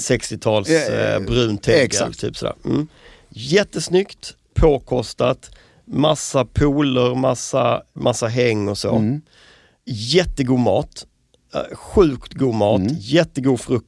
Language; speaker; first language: Swedish; native; Swedish